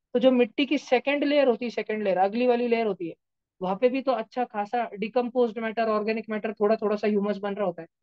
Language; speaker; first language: Hindi; non-native, local second language; Marathi